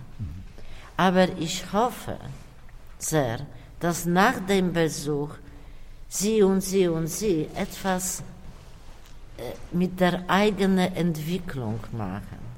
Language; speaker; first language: German; non-native, fluent; Polish